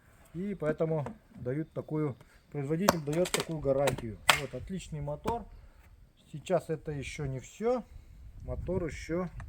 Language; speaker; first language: Russian; native; Russian